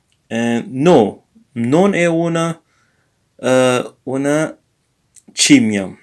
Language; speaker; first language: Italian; non-native, learner; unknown